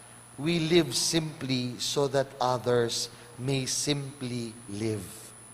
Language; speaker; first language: English; non-native, local second language; Pampanga